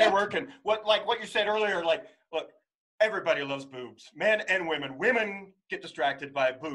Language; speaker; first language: English; native; English